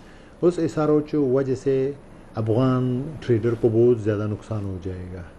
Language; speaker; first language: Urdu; non-native, learner; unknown